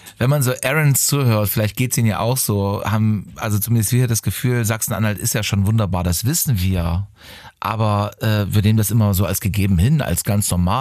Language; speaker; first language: German; native; German